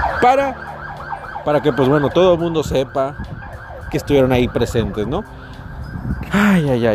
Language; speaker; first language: Spanish; native; Spanish